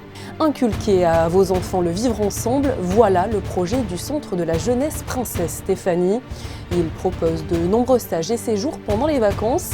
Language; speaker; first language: French; native; French